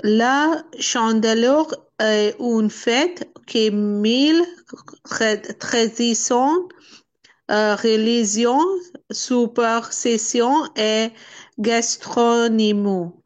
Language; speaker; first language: French; non-native, learner; Dutch